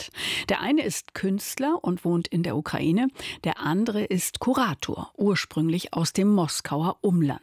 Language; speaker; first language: German; native; German